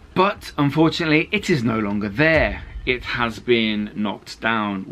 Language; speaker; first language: English; native; English